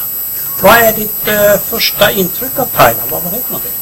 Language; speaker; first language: Swedish; native; Swedish